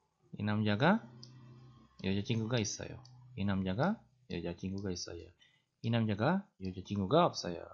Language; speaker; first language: Korean; non-native, fluent; Indonesian